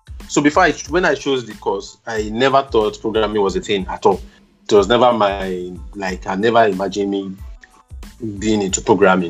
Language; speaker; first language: English; non-native, local second language; Yoruba